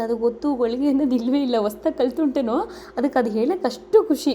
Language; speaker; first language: Kannada; native; Kannada